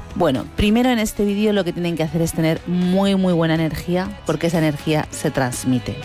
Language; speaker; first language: Spanish; native; Spanish